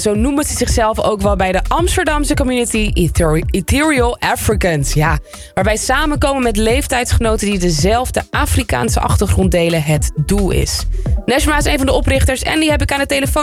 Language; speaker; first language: Dutch; native; Dutch